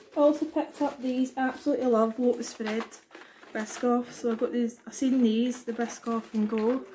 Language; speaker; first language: English; native; English